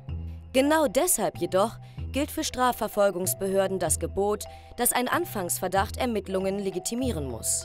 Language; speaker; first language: German; native; German